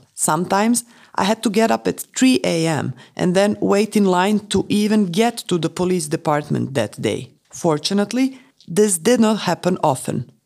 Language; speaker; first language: English; non-native, fluent; Romanian